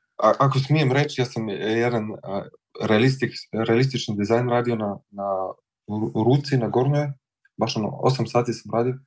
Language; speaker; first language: Serbian; early bilingual, heritage; Croatian